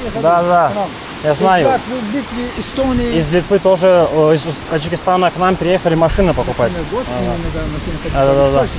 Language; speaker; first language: Russian; non-native, learner; Lithuanian